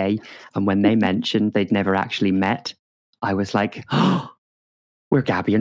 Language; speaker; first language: English; native; English